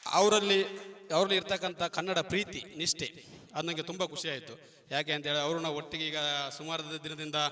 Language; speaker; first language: Kannada; native; Kannada